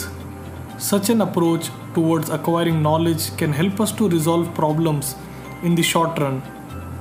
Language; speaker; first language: English; non-native, local second language; Hindi